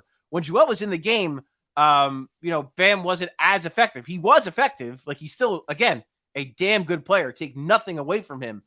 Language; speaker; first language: English; native; English